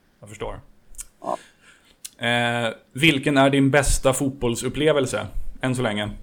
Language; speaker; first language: Swedish; native; Swedish